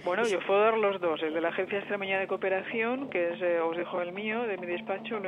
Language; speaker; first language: Spanish; native; Spanish